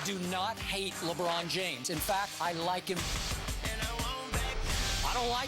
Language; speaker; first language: English; native; English